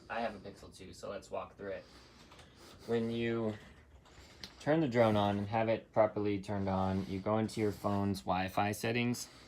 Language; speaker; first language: English; native; English